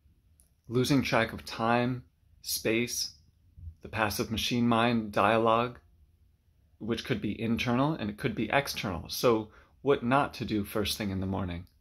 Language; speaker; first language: English; native; English